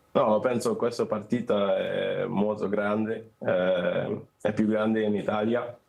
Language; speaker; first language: Italian; non-native, learner; English